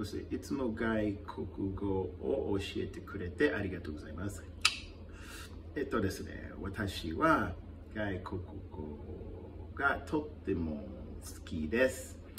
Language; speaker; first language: Japanese; non-native, fluent; English